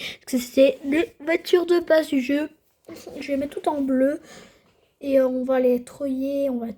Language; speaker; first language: French; native; French